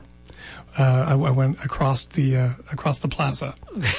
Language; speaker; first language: English; native; English